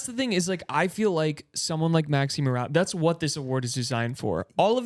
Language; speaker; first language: English; native; English